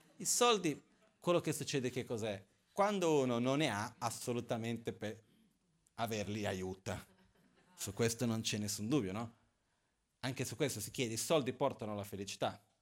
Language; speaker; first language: Italian; non-native, fluent; Portuguese